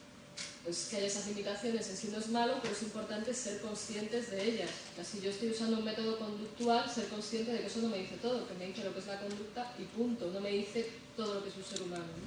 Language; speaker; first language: Spanish; native; Spanish